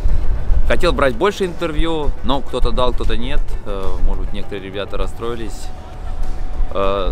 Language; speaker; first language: Russian; native; Russian